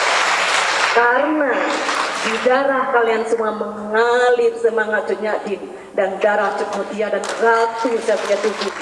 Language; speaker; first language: Indonesian; native; Indonesian